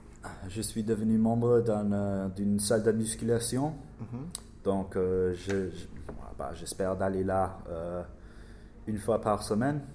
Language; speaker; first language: French; non-native, learner; English